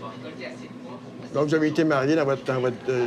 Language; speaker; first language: French; native; French